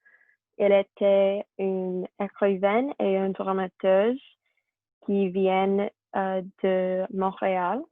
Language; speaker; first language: French; non-native, learner; English